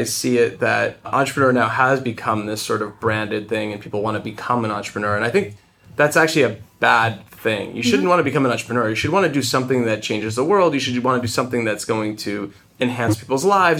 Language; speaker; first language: English; native; English